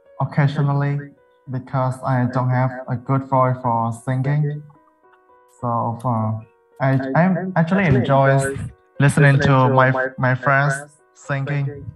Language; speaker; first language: English; non-native, fluent; Vietnamese